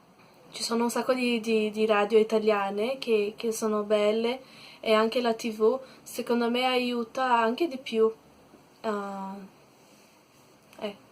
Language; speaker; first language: Italian; non-native, learner; Portuguese